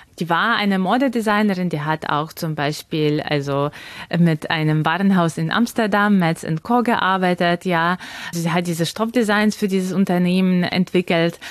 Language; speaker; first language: German; non-native, fluent; Ukrainian